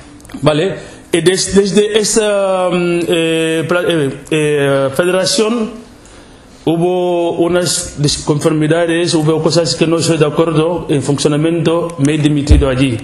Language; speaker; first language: Spanish; non-native, local second language; Wolof